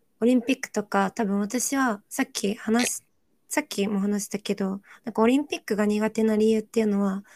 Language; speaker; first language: Japanese; early bilingual, other home language; Korean